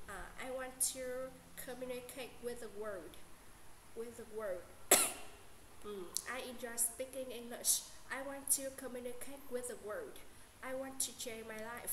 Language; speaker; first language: English; non-native, learner; Vietnamese